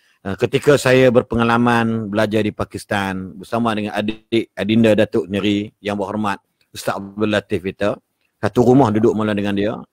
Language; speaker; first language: Malay; native; Malay